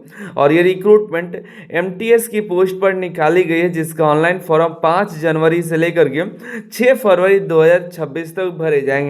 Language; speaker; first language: Hindi; native; Hindi